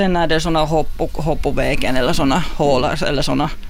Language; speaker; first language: Swedish; non-native, local second language; Finnish